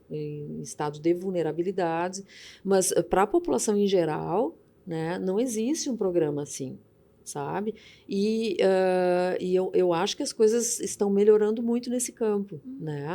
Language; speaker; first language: Portuguese; native; Portuguese